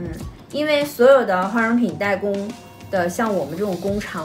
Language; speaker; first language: Chinese; native; Chinese